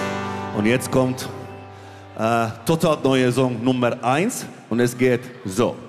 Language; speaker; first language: German; non-native, learner; Finnish